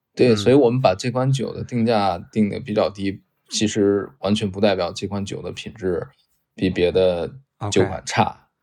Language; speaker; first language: Chinese; native; Chinese